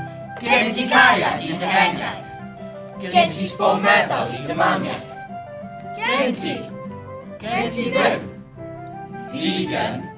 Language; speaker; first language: Welsh; non-native, local second language; English